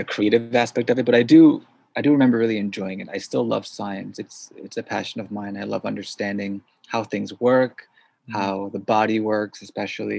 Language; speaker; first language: English; early bilingual, other home language; Korean